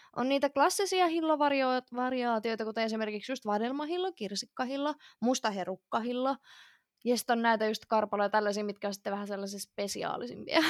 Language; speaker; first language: Finnish; early bilingual, other home language; Russian